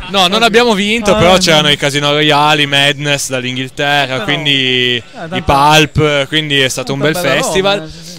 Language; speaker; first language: Italian; native; Italian